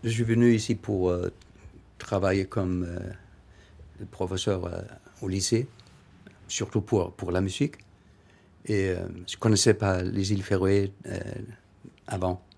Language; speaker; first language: French; non-native, learner; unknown